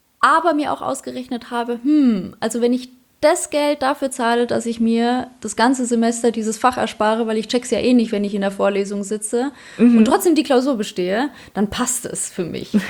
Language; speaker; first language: German; early bilingual, other home language; Polish